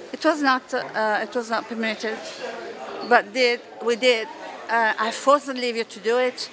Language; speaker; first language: English; non-native, fluent; Italian